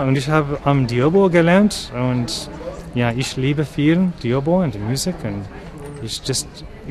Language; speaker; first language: German; non-native, learner; English